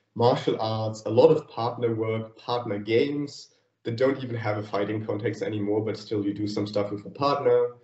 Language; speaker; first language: English; non-native, fluent; German